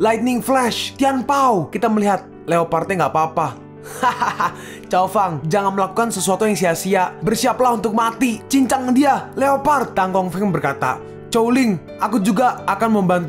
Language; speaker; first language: Indonesian; native; Indonesian